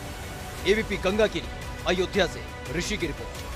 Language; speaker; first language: Hindi; native; Hindi